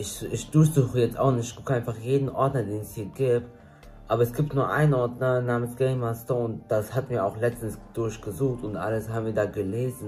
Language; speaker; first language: German; early bilingual, other home language; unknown